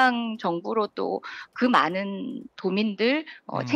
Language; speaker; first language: Korean; native; Korean